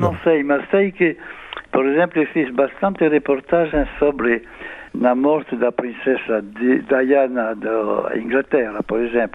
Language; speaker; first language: Portuguese; non-native, fluent; French